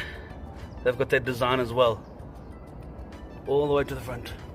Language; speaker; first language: English; native; English